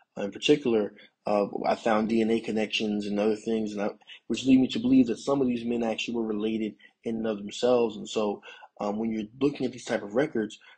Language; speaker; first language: English; native; English